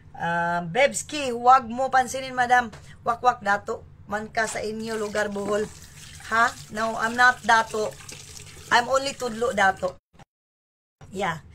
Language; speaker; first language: Filipino; native; Filipino